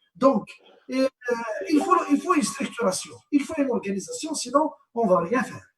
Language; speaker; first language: French; non-native, local second language; Arabic